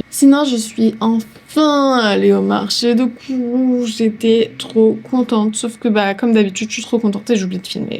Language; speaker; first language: French; native; French